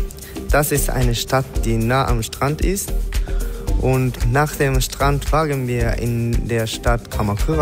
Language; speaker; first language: German; non-native, learner; Japanese